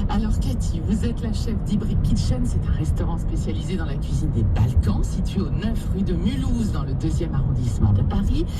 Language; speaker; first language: French; native; French